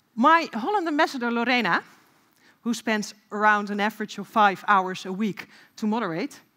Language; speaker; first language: English; non-native, fluent; Dutch